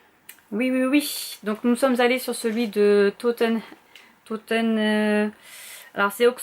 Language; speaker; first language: French; native; French